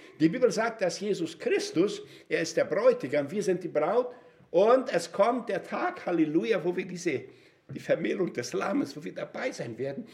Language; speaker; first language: German; non-native, fluent; Portuguese